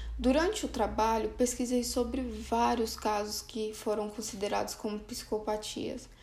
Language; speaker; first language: Portuguese; native; Portuguese